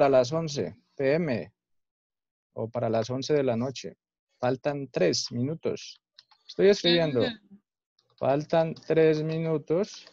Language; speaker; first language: Spanish; native; Spanish